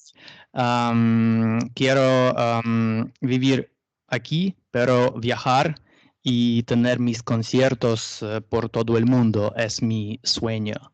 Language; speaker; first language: Spanish; non-native, learner; Russian